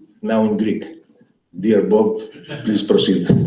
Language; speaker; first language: English; non-native, fluent; Greek